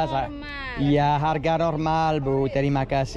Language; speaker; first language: Indonesian; non-native, fluent; English